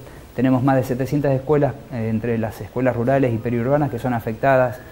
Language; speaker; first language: Spanish; native; Spanish